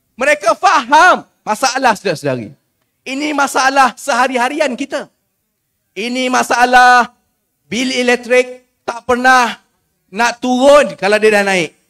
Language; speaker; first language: Malay; native; Malay